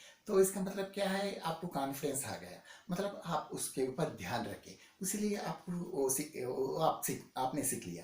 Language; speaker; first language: Hindi; non-native, local second language; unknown